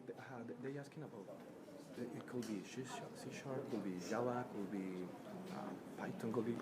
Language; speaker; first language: English; non-native, learner; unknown